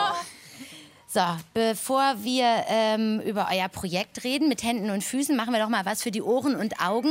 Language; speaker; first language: German; native; German